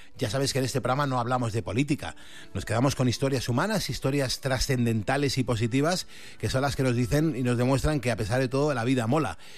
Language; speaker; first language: Spanish; native; Spanish